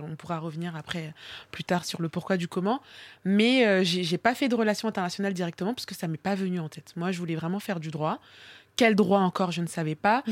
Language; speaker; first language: French; early bilingual, other home language; Swahili